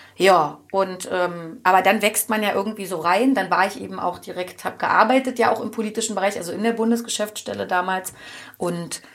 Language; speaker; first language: German; native; German